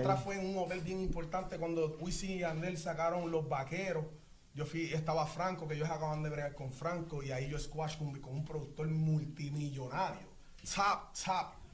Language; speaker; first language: Spanish; early bilingual, other home language; English